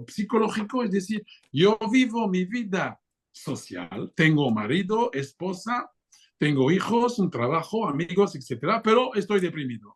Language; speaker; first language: Spanish; non-native, fluent; French